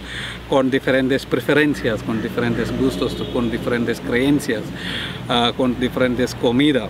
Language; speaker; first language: Spanish; non-native, learner; Malayalam